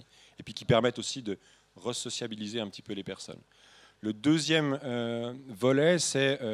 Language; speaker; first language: French; native; French